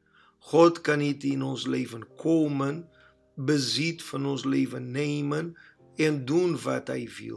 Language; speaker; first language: Dutch; non-native, learner; Portuguese